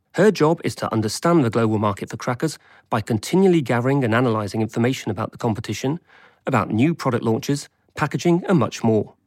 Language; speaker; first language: English; native; English